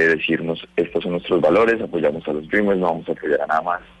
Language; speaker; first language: Spanish; native; Spanish